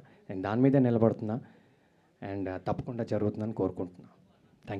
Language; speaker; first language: Telugu; native; Telugu